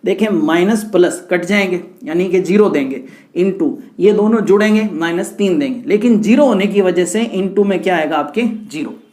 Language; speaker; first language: Hindi; native; Hindi